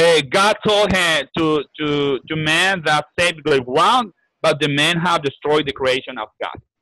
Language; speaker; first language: English; non-native, learner; Spanish